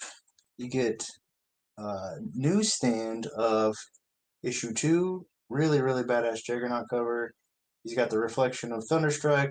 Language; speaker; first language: English; native; English